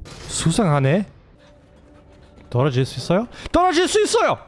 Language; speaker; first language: Korean; non-native, learner; German